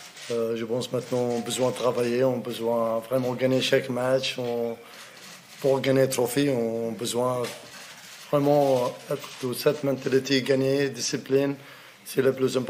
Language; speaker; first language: French; non-native, fluent; Arabic